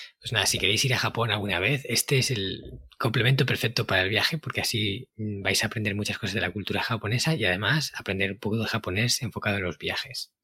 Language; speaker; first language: Spanish; native; Spanish